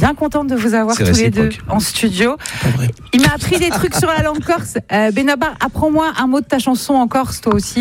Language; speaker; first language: French; native; French